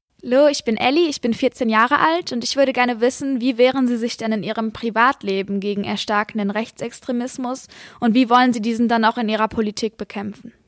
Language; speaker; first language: German; native; German